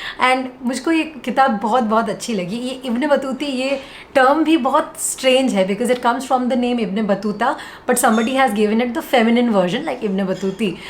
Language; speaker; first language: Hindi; non-native, local second language; Bangla